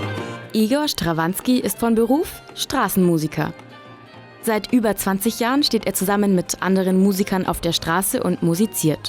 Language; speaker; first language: German; native; German